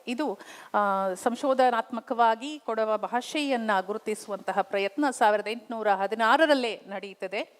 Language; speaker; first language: Kannada; non-native, local second language; Kodava